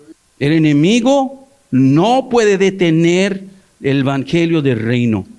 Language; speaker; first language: Spanish; early bilingual, heritage; English